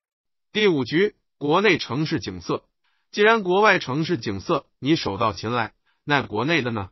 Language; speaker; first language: Chinese; native; Chinese